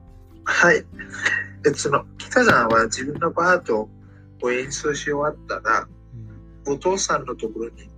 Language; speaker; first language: Japanese; non-native, learner; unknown